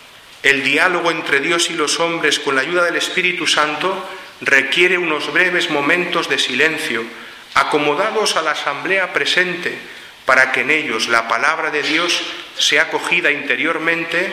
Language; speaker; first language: Spanish; native; Spanish